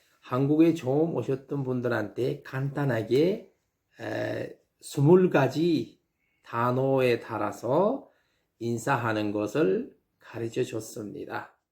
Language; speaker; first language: Korean; non-native, learner; Uzbek